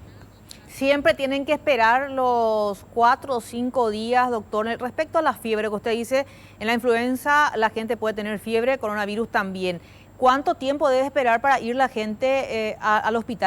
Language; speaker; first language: Spanish; native; Spanish